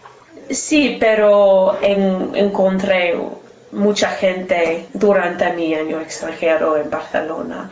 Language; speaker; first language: Spanish; non-native, learner; English